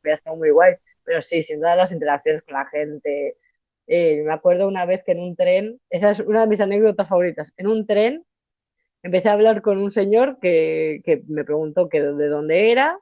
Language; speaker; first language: Spanish; native; Spanish